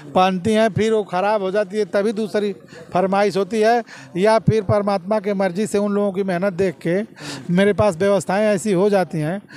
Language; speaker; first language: Hindi; native; Hindi